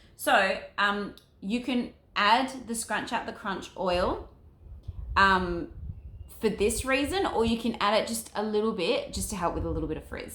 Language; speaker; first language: English; native; English